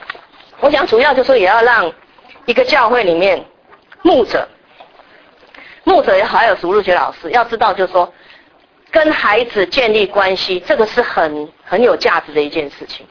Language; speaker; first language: Chinese; native; Chinese